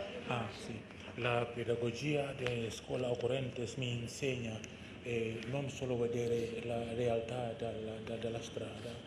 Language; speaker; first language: Italian; non-native, fluent; Indonesian